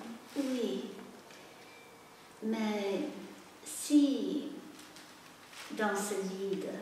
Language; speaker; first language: French; non-native, fluent; English